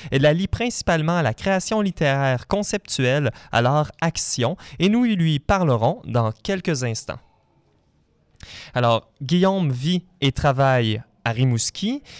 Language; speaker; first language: French; native; French